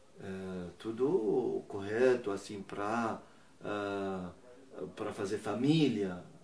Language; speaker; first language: Portuguese; non-native, learner; Persian